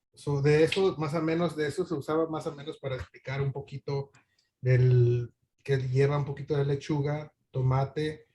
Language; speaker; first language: Spanish; early bilingual, other home language; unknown